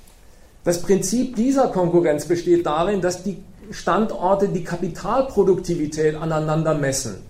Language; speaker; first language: German; native; German